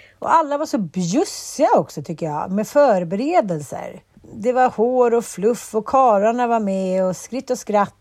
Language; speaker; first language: Swedish; native; Swedish